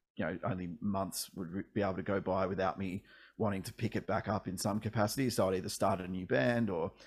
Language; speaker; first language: English; native; English